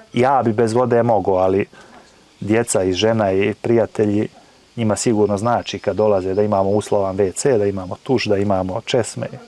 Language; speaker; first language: Bosnian; native; Bosnian